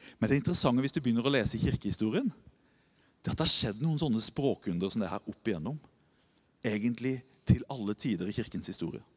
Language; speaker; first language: Norwegian; native; Norwegian